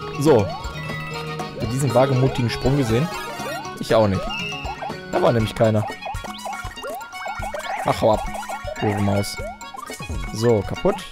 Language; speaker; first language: German; native; German